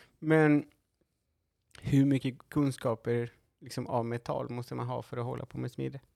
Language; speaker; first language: Swedish; non-native, fluent; Spanish